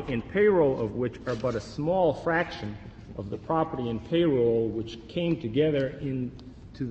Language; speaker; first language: English; native; English